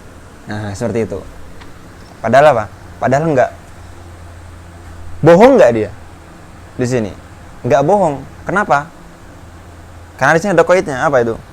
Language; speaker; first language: Indonesian; native; Indonesian